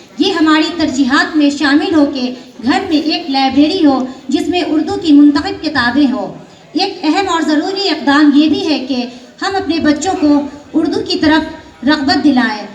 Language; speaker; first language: Urdu; native; Urdu